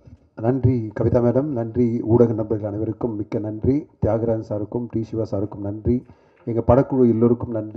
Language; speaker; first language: Tamil; native; Tamil